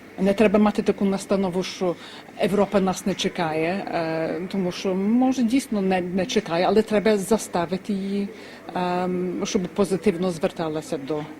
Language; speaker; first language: Ukrainian; early bilingual, heritage; Ukrainian